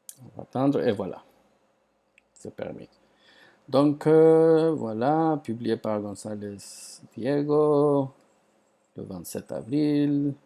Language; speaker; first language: French; non-native, fluent; Spanish